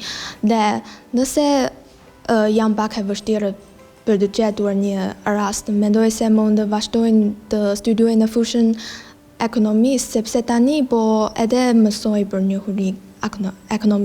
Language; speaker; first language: Albanian; non-native, learner; Chinese